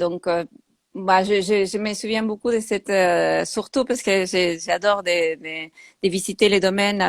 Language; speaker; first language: French; non-native, fluent; Spanish